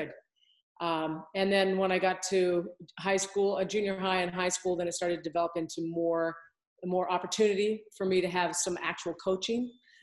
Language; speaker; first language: English; native; English